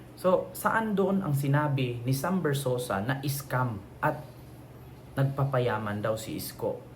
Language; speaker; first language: Filipino; native; Filipino